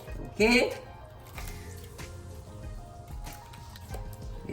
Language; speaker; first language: French; non-native, learner; Haitian Creole